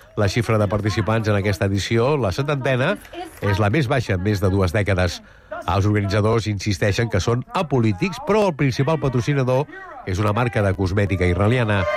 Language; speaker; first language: Catalan; native; Catalan